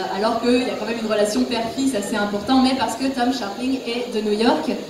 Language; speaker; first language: French; native; French